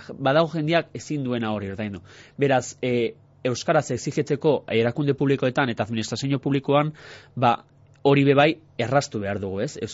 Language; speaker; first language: Basque; non-native, local second language; Spanish